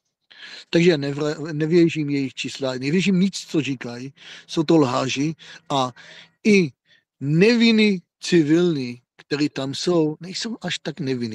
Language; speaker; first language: Czech; non-native, fluent; Hebrew